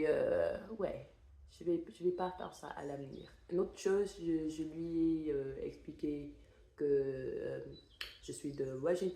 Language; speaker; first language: French; non-native, fluent; English